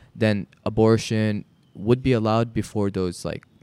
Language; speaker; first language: English; native; English